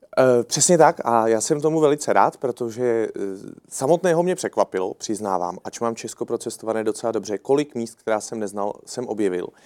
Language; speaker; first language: Czech; native; Czech